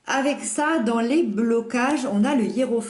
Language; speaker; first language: French; native; French